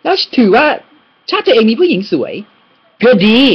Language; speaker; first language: Thai; non-native, fluent; English